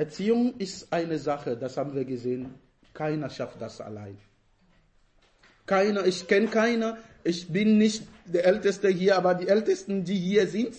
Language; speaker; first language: German; non-native, fluent; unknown